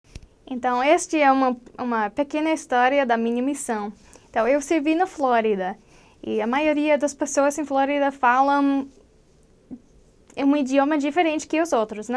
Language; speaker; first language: Portuguese; non-native, learner; English